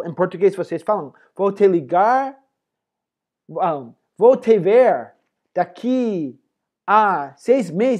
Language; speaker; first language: Portuguese; non-native, fluent; English